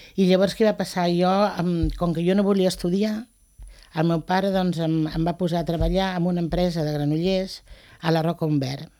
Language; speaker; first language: Catalan; non-native, local second language; Spanish